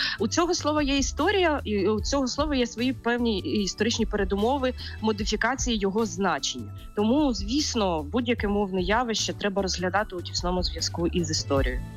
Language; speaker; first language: Ukrainian; native; Ukrainian